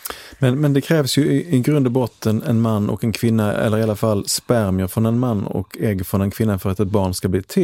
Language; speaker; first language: Swedish; native; Swedish